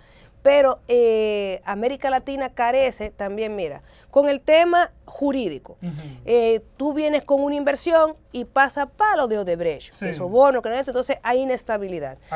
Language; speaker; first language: Spanish; native; Spanish